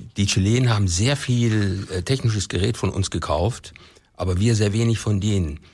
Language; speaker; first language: German; native; German